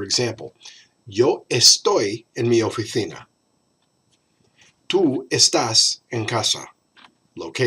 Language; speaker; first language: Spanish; non-native, fluent; English